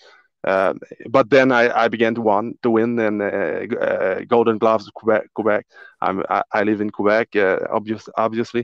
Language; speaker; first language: English; native; English